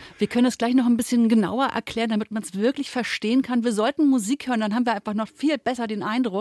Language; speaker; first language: German; native; German